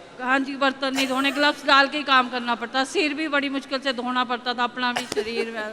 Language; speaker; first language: Hindi; native; Hindi